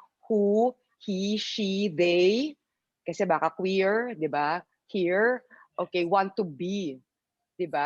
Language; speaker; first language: Filipino; native; Filipino